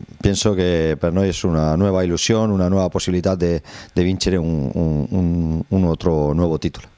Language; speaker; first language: Italian; non-native, learner; Spanish